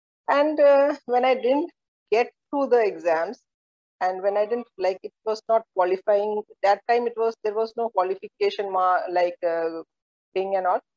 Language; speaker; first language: English; non-native, local second language; Malayalam